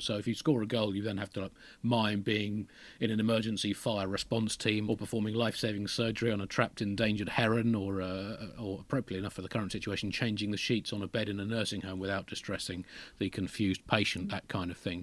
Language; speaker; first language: English; native; English